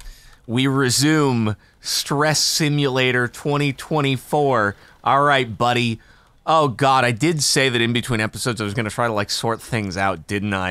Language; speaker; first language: English; native; English